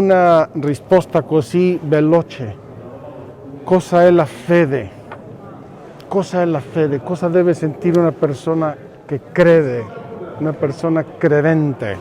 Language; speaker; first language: Italian; non-native, fluent; Spanish